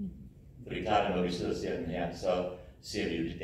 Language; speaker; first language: Danish; native; Danish